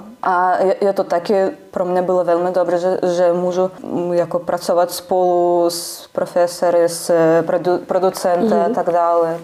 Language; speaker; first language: Czech; non-native, learner; Russian